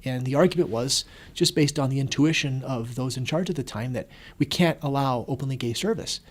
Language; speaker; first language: English; native; English